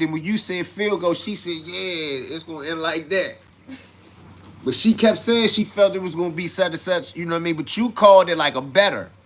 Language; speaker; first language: English; native; English